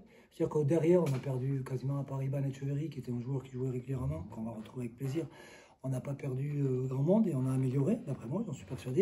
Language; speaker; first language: French; native; French